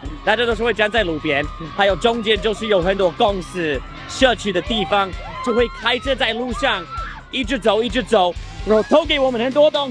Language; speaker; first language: Chinese; non-native, fluent; English